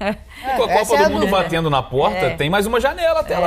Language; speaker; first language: Portuguese; native; Portuguese